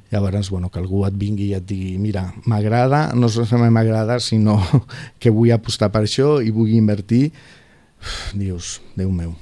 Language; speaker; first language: Catalan; non-native, local second language; Spanish